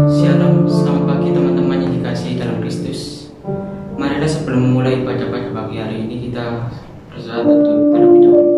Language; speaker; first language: Indonesian; native; Indonesian